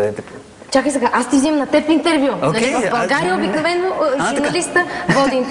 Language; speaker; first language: Bulgarian; native; Bulgarian